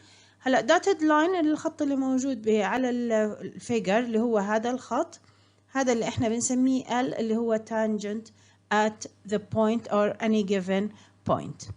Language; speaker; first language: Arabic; native; Arabic